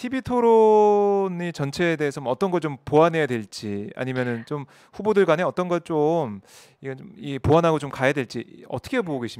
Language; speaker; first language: Korean; native; Korean